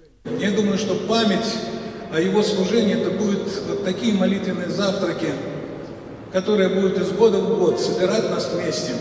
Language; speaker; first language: Russian; native; Russian